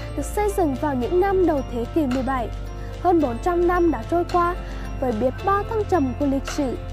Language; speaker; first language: Vietnamese; native; Vietnamese